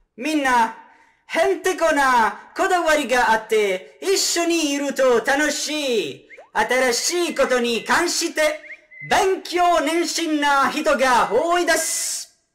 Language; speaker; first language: Japanese; non-native, fluent; Italian